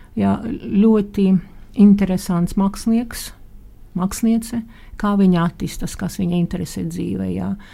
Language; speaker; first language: Latvian; non-native, local second language; Russian